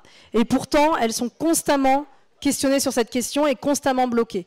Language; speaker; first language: French; native; French